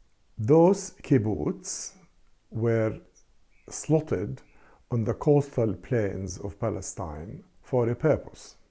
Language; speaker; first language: English; non-native, fluent; Arabic